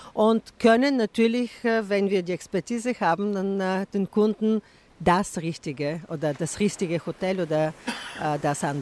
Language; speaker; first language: German; non-native, fluent; Bulgarian